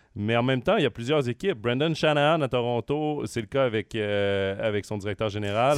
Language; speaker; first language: French; native; French